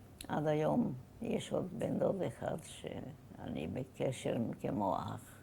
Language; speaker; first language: Hebrew; non-native, fluent; German